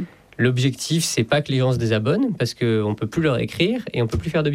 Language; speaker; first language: French; native; French